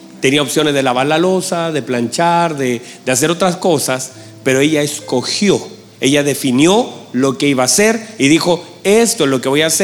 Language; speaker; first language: Spanish; native; Spanish